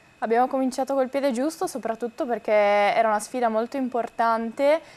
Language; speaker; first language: Italian; native; Italian